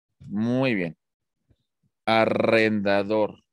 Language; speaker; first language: Spanish; native; Spanish